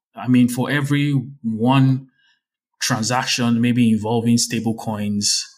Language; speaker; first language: English; non-native, local second language; Yoruba